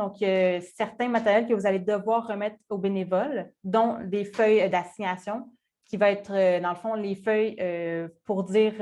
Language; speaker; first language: French; native; French